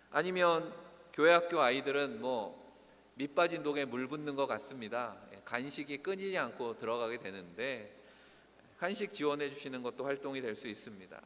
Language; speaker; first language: Korean; native; Korean